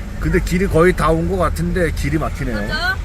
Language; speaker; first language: Korean; native; Korean